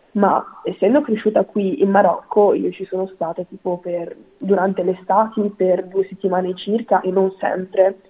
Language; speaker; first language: Italian; early bilingual, other home language; Arabic